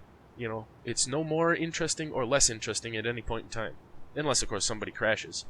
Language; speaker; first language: English; native; English